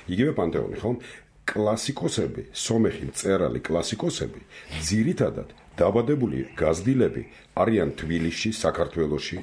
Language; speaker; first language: Georgian; non-native, local second language; Armenian